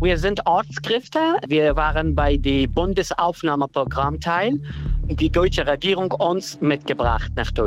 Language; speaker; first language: German; non-native, learner; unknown